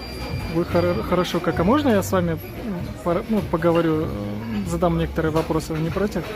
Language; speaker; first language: Russian; non-native, local second language; Kyrgyz